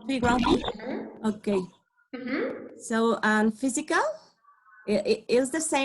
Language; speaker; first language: English; non-native, learner; Spanish